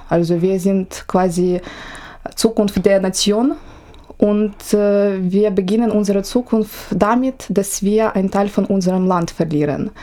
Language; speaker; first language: German; non-native, fluent; Ukrainian